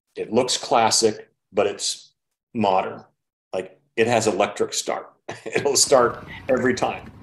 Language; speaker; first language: English; native; English